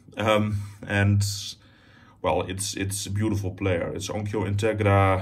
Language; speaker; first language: English; non-native, fluent; Dutch